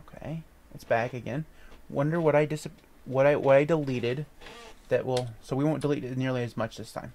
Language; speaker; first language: English; native; English